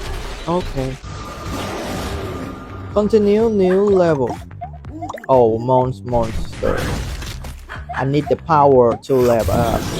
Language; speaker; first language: English; non-native, learner; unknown